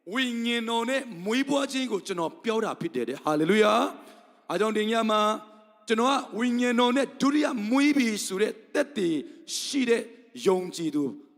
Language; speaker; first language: Burmese; non-native, local second language; Tedim Chin